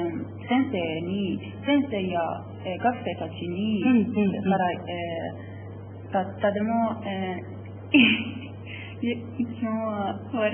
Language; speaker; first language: Japanese; non-native, learner; Persian